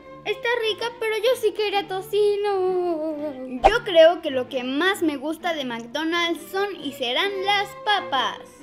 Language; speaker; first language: Spanish; native; Spanish